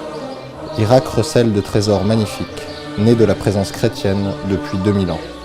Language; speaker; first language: French; native; French